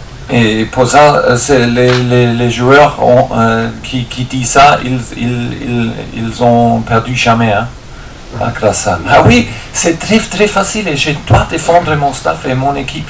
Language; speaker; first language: French; non-native, fluent; German